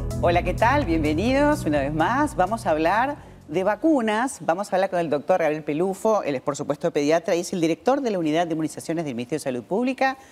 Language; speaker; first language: Spanish; native; Spanish